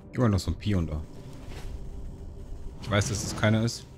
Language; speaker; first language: German; native; German